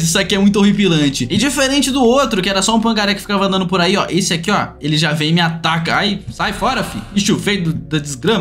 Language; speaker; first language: Portuguese; native; Portuguese